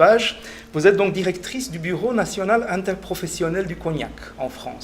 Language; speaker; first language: French; non-native, fluent; Romanian